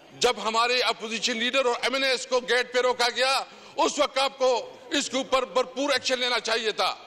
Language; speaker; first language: Urdu; non-native, local second language; Pashto